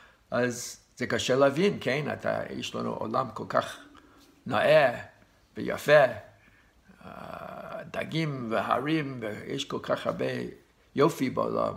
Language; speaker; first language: Hebrew; non-native, fluent; English